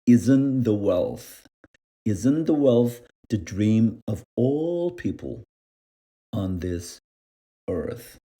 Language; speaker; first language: English; non-native, fluent; Korean